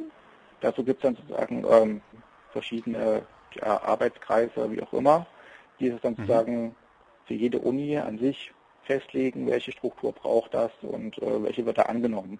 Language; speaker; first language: German; native; German